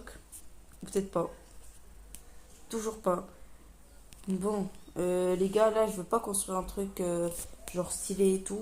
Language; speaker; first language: French; native; French